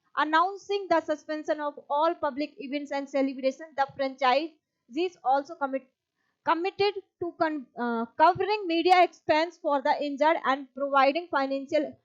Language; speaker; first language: English; non-native, local second language; Hindi